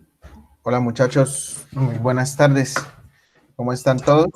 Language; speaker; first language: Spanish; native; Spanish